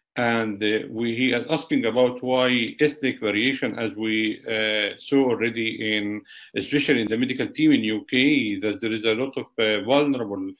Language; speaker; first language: English; non-native, fluent; Arabic